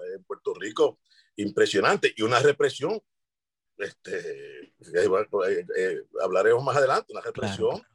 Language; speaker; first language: Spanish; native; Spanish